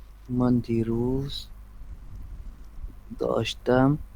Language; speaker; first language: Persian; non-native, learner; Urdu